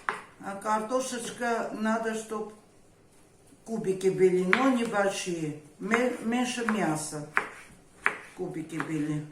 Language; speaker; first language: Russian; non-native, fluent; Armenian